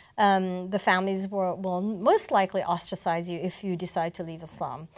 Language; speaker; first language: English; non-native, local second language; Malay